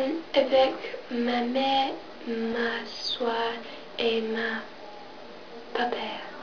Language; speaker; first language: French; non-native, learner; English